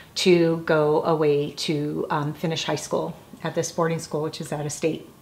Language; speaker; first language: English; native; English